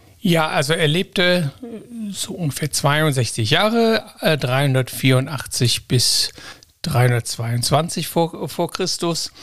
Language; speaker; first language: German; native; German